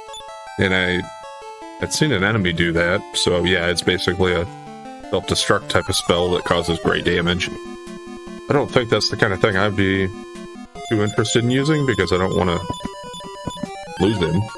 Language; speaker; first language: English; native; English